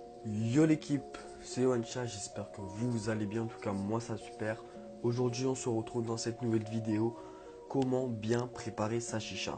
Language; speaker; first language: French; native; French